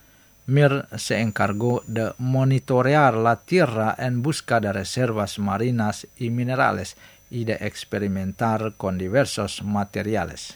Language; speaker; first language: Spanish; non-native, fluent; Indonesian